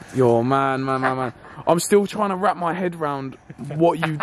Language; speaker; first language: English; native; English